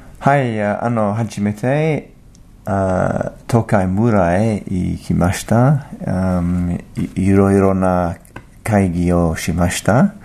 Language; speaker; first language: Japanese; non-native, learner; English